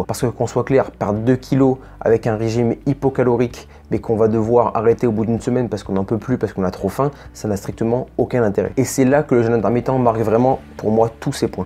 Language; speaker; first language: French; native; French